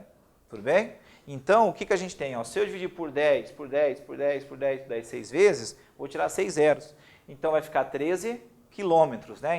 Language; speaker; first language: Portuguese; native; Portuguese